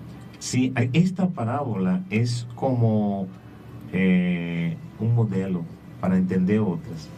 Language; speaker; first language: Spanish; non-native, learner; Portuguese